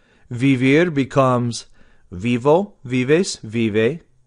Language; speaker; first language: English; native; English